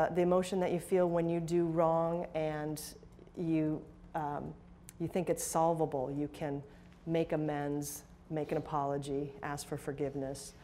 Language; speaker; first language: English; native; English